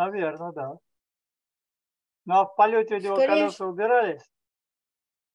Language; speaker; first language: Russian; native; Russian